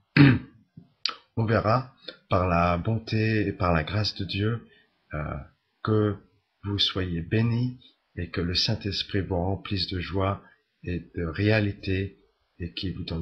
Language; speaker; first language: French; native; French